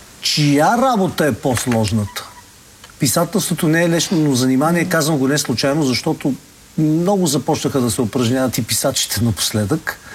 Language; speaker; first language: Bulgarian; native; Bulgarian